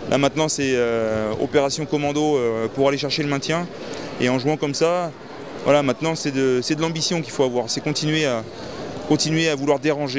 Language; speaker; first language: French; native; French